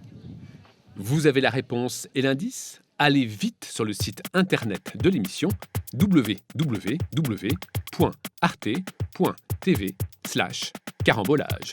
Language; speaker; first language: French; native; French